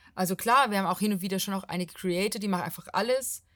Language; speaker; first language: German; non-native, fluent; Portuguese